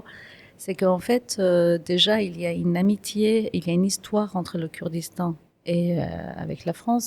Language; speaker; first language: French; non-native, fluent; Kurdish